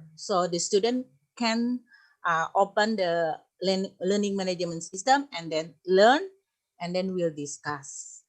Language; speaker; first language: English; non-native, learner; Indonesian